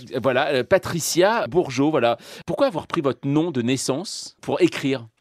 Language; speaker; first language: French; native; French